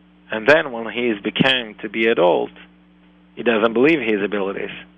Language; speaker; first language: English; non-native, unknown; Hebrew